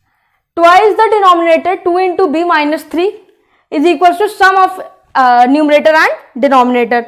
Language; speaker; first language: English; non-native, local second language; Hindi